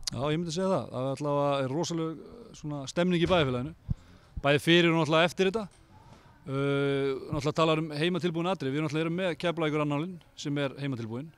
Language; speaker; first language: Icelandic; native; Icelandic